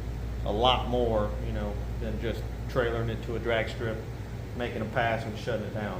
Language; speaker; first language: English; native; English